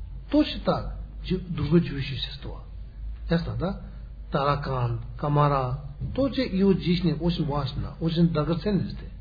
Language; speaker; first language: Russian; non-native, learner; Tibetan